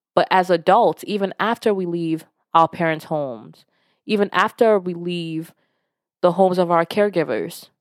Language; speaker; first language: English; early bilingual, other home language; Yoruba